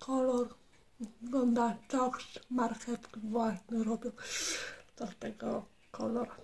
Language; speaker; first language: Polish; non-native, learner; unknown